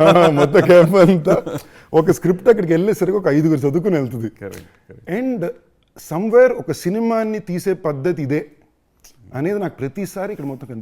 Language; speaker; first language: Telugu; native; Telugu